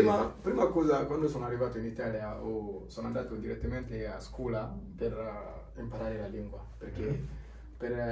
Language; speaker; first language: Italian; non-native, learner; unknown